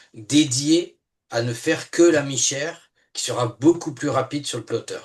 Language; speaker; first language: French; native; French